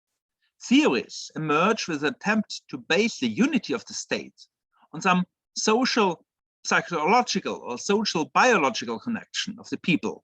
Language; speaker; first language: English; non-native, fluent; German